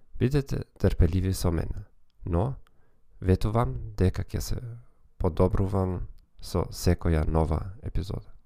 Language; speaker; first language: Macedonian; non-native, learner; German